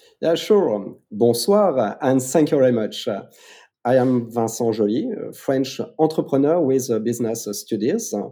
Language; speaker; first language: English; non-native, fluent; French